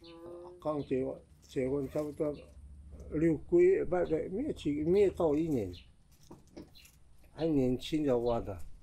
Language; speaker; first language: Chinese; non-native, local second language; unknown